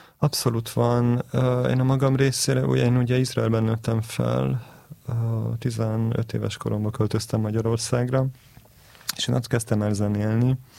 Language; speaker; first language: Hungarian; early bilingual, heritage; Hebrew